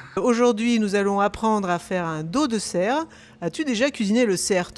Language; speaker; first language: French; native; French